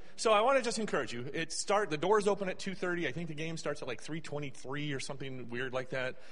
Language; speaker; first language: English; native; English